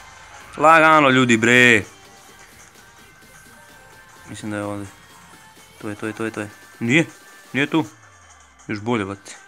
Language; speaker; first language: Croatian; early bilingual, heritage; Croatian